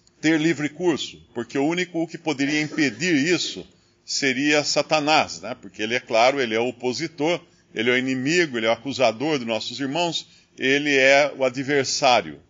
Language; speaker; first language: Portuguese; native; Portuguese